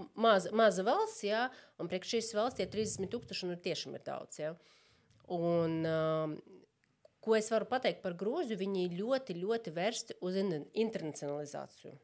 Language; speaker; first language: Latvian; non-native, local second language; Russian